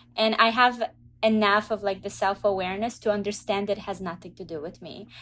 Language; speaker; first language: English; early bilingual, other home language; Russian